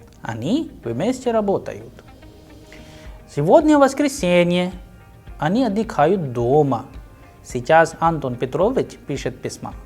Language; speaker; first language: Russian; non-native, fluent; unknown